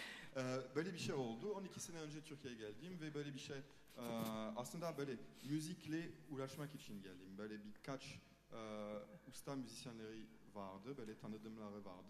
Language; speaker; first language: Turkish; non-native, fluent; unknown